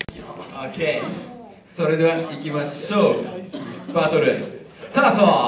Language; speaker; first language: Japanese; native; Japanese